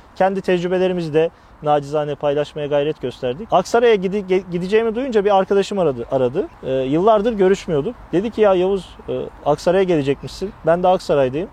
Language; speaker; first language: Turkish; native; Turkish